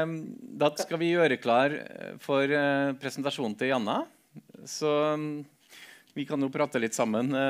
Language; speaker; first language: Norwegian; native; Norwegian